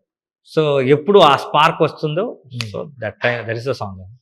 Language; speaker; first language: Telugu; non-native, learner; Kannada